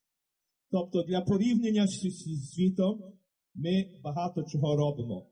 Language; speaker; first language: Ukrainian; early bilingual, heritage; English